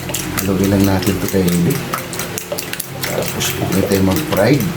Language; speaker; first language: Filipino; native; Filipino